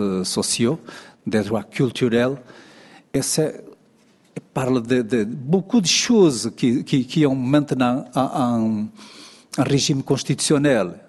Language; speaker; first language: French; non-native, fluent; Portuguese